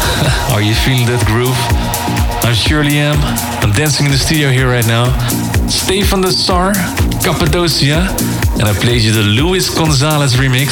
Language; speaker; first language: English; non-native, fluent; Dutch